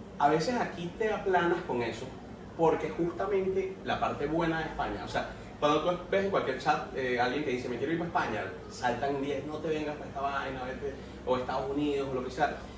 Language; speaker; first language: Spanish; native; Spanish